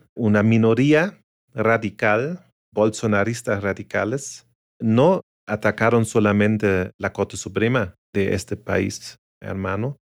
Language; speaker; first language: Spanish; non-native, fluent; German